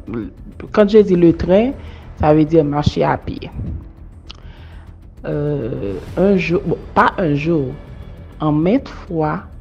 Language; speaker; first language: French; non-native, local second language; Haitian Creole